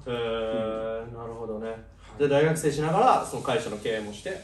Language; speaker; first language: Japanese; native; Japanese